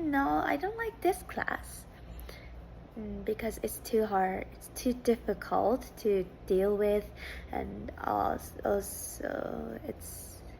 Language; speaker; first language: English; non-native, fluent; Japanese